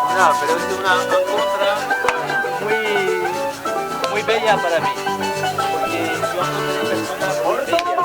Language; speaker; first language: Spanish; non-native, learner; French